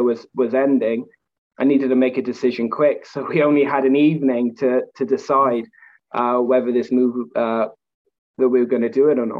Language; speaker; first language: English; native; English